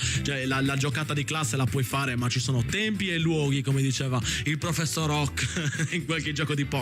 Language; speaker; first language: Italian; native; Italian